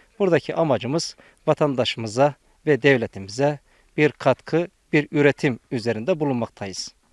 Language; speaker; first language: Turkish; native; Turkish